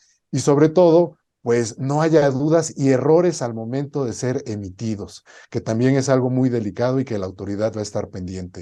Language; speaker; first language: Spanish; native; Spanish